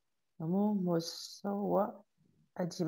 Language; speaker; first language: Korean; non-native, learner; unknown